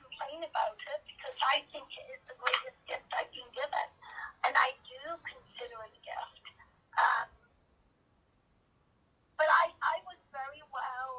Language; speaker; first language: English; native; English